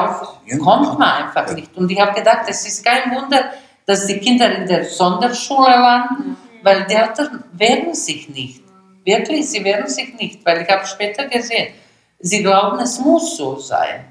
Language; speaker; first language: German; non-native, fluent; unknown